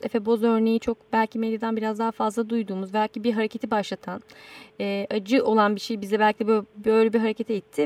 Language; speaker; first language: Turkish; native; Turkish